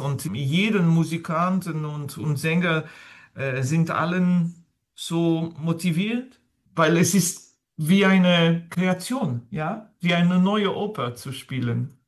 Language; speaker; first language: German; non-native, fluent; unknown